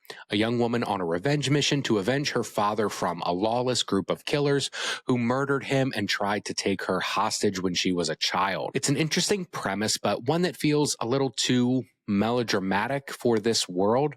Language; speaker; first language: English; native; English